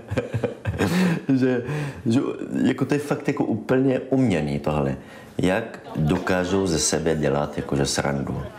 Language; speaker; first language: Czech; non-native, fluent; Hebrew